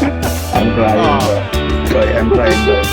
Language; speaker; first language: English; non-native, learner; Indonesian